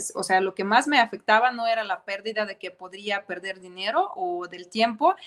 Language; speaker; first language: Spanish; non-native, fluent; Ukrainian